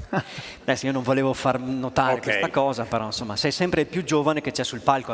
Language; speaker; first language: Italian; native; Italian